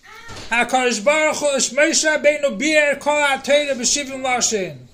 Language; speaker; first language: Hebrew; non-native, fluent; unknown